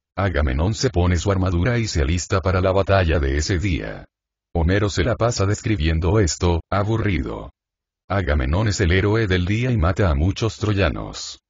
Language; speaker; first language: Spanish; native; Spanish